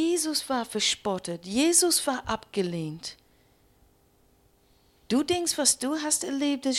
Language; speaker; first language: German; non-native, learner; English